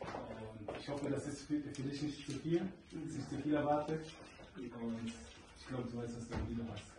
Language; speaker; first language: German; early bilingual, other home language; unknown